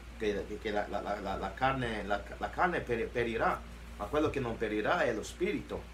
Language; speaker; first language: Italian; non-native, fluent; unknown